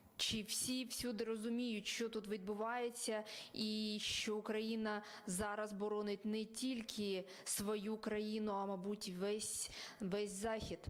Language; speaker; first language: Ukrainian; native; Ukrainian